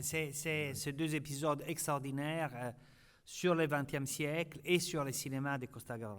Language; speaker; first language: French; non-native, fluent; Italian